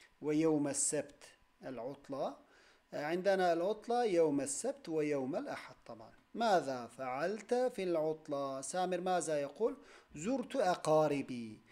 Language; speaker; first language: Arabic; non-native, fluent; Turkish